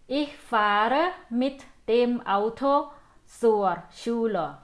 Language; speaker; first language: German; non-native, learner; Thai